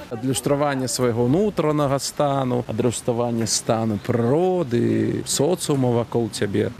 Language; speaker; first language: Belarusian; native; Belarusian